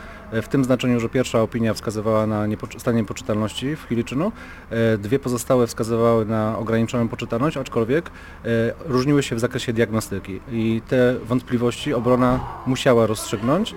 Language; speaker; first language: Polish; native; Polish